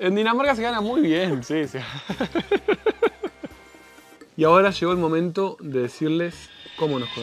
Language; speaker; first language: Spanish; native; Spanish